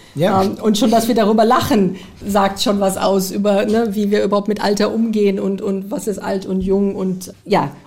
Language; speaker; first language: German; early bilingual, heritage; German